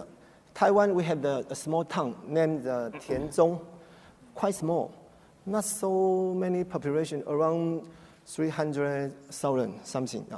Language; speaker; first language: English; non-native, learner; Chinese